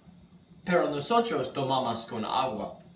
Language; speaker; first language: Spanish; non-native, learner; English